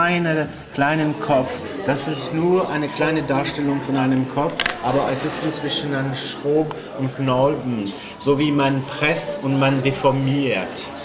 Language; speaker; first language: German; non-native, fluent; French